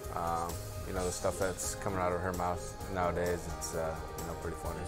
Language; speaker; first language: English; native; English